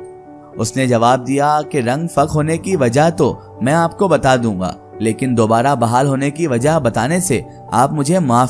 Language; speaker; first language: Hindi; native; Hindi